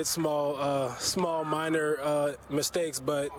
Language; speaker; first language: English; native; English